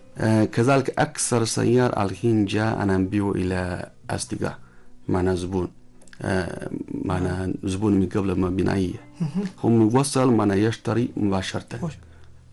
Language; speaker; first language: Arabic; non-native, learner; Chinese